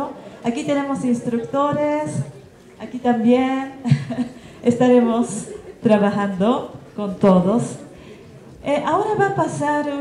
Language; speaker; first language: Spanish; non-native, learner; Japanese